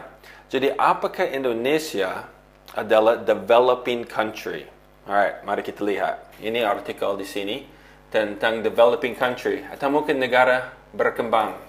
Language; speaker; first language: Indonesian; non-native, fluent; English